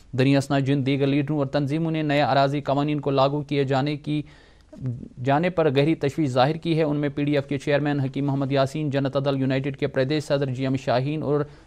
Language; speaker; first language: Urdu; non-native, local second language; Kashmiri